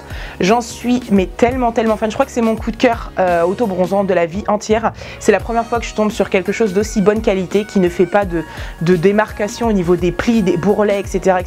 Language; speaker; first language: French; native; French